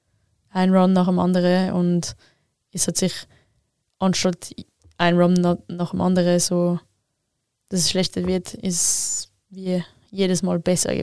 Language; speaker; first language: German; non-native, local second language; French